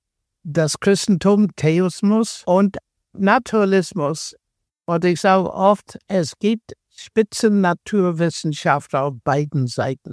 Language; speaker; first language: German; non-native, fluent; English